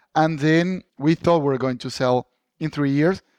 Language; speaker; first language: English; non-native, fluent; Spanish